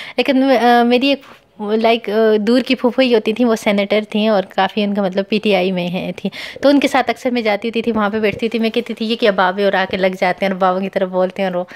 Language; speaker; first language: Urdu; non-native, local second language; Pashto